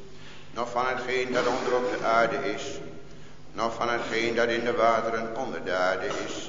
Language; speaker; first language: Dutch; native; Dutch